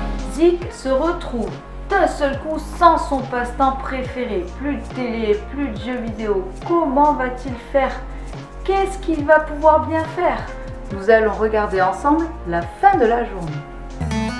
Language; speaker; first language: French; native; French